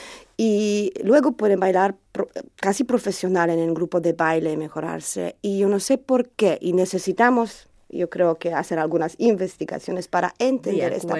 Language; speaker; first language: Spanish; non-native, learner; Polish